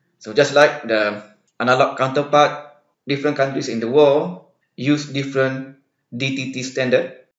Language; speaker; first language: English; non-native, local second language; Malay